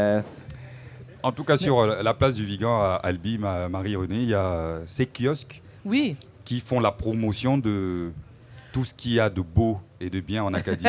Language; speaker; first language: French; native; French